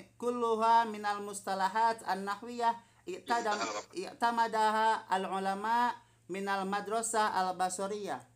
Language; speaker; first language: Arabic; non-native, fluent; Indonesian